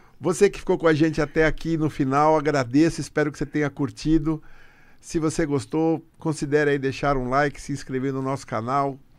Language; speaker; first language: Portuguese; native; Portuguese